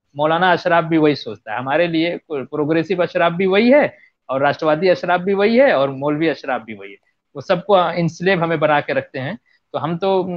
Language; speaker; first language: Hindi; non-native, local second language; Bhojpuri